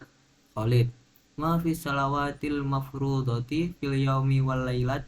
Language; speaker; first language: Arabic; non-native, learner; Indonesian